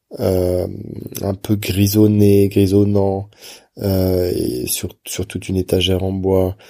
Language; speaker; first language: French; native; French